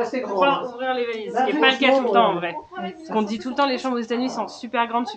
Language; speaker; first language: French; native; French